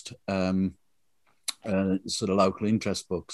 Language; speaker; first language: English; native; English